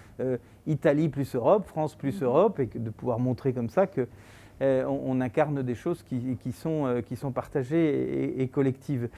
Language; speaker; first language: French; native; French